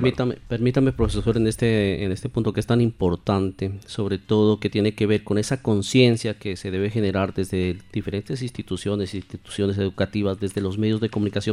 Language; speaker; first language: Spanish; native; Spanish